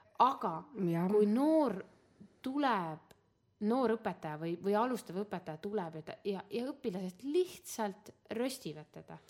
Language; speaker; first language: Estonian; native; Estonian